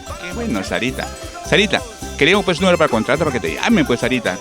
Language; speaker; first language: Spanish; native; Spanish